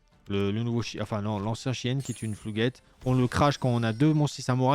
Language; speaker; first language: French; native; French